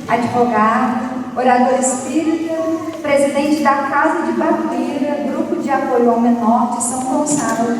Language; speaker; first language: Portuguese; native; Portuguese